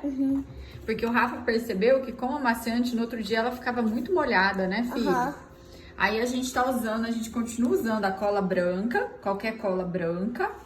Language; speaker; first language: Portuguese; native; Portuguese